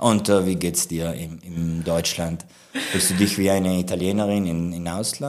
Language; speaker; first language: German; non-native, local second language; Italian